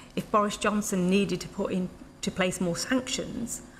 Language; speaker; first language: English; native; English